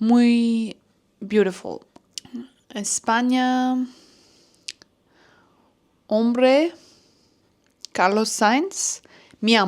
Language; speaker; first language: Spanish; non-native, learner; Turkish